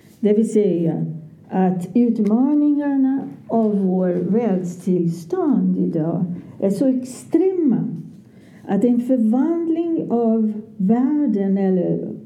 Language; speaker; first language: Swedish; non-native, fluent; Portuguese